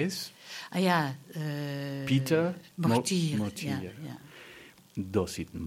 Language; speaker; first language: Spanish; native; Spanish